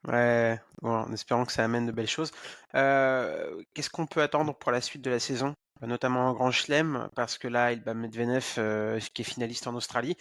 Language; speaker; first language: French; native; French